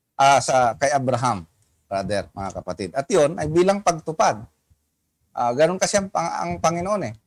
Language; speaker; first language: Filipino; native; Filipino